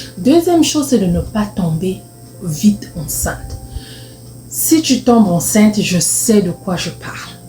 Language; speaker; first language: French; non-native, local second language; Lingala